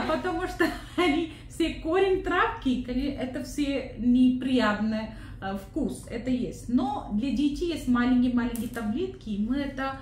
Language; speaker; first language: Russian; non-native, learner; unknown